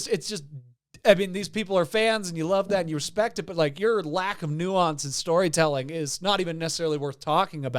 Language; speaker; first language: English; native; English